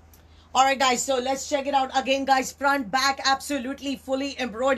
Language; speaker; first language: English; non-native, local second language; Urdu